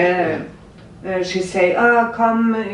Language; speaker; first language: English; non-native, learner; Norwegian